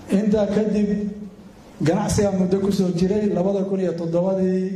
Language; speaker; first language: Somali; native; Somali